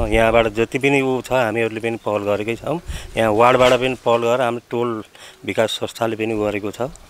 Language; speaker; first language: Nepali; native; Nepali